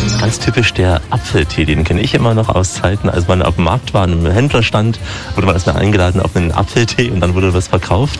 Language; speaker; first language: German; native; German